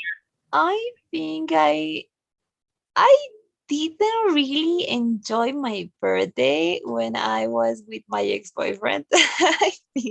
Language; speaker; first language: English; non-native, learner; Spanish